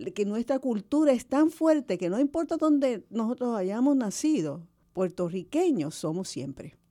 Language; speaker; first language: Spanish; native; Spanish